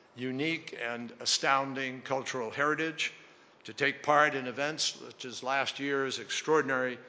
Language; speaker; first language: English; native; English